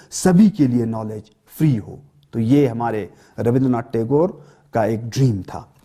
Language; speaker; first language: Hindi; non-native, local second language; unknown